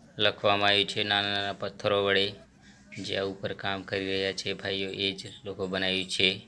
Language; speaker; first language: Gujarati; non-native, local second language; Rathawi